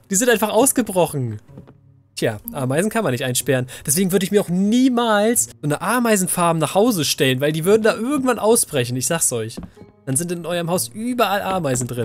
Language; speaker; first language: German; native; German